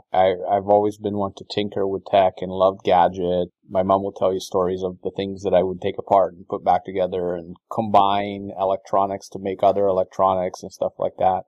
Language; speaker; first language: English; non-native, fluent; Portuguese